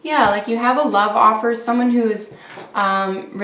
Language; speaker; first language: English; native; English